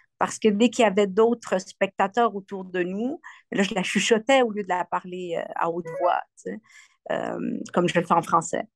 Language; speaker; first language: French; early bilingual, other home language; Spanish